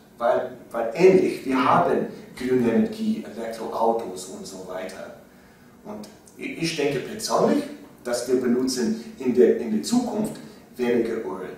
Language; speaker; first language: German; non-native, learner; English